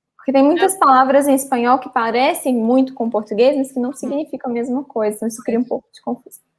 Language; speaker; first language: Portuguese; native; Portuguese